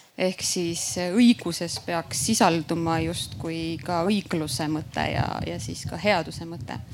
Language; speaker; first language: Estonian; native; Estonian